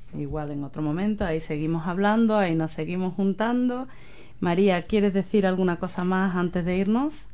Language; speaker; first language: Spanish; native; Spanish